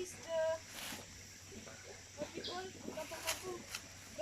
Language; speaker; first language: English; non-native, local second language; Malay